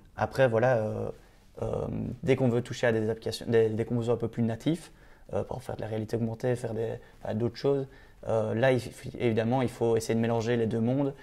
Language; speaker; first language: French; native; French